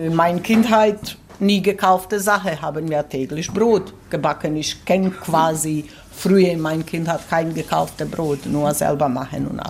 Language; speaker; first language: German; non-native, learner; Bosnian